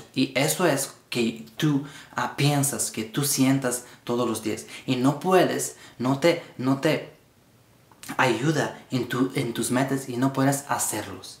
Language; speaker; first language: Spanish; non-native, learner; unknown